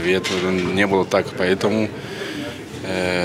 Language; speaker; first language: Russian; non-native, learner; Portuguese